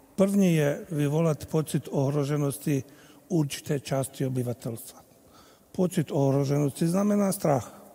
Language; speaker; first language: Czech; non-native, fluent; Bosnian